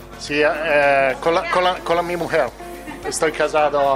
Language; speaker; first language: Portuguese; non-native, learner; Italian